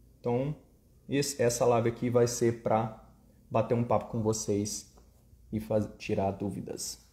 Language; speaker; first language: Portuguese; native; Portuguese